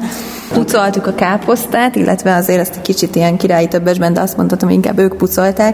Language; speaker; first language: Hungarian; native; Hungarian